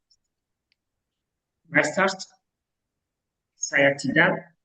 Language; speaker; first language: Indonesian; non-native, learner; Arabic